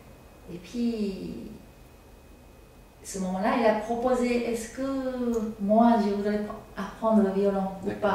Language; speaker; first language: French; non-native, learner; Japanese